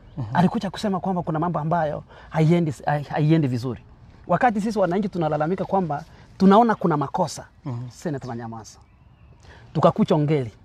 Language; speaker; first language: Swahili; non-native, local second language; Gusii